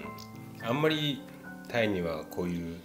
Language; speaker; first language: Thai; non-native, fluent; Japanese